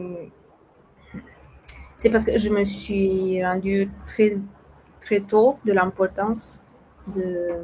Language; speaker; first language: French; non-native, fluent; Romanian